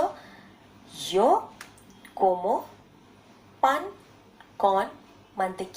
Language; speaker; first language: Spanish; non-native, learner; Bangla